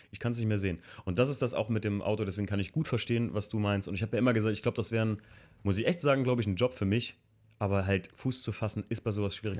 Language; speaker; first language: German; native; German